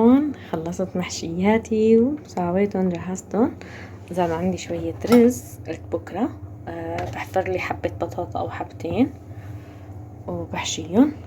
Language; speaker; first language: Arabic; native; Arabic